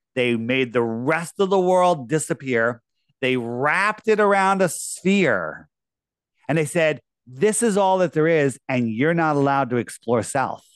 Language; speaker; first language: English; native; English